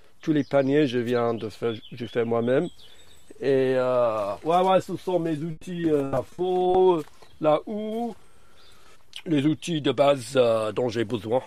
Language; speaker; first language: French; non-native, fluent; English